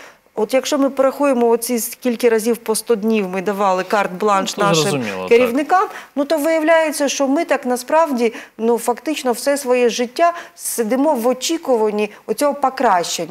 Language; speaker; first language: Ukrainian; native; Ukrainian